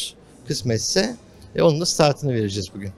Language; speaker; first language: Turkish; native; Turkish